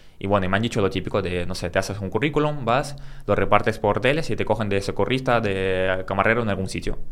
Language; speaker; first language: Spanish; early bilingual, other home language; Russian